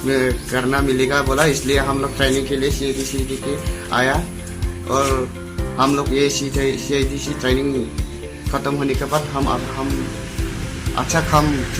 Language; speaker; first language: Hindi; non-native, local second language; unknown